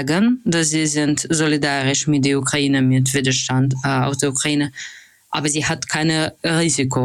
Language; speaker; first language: German; non-native, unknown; Russian